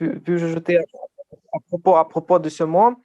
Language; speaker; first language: French; non-native, learner; Ukrainian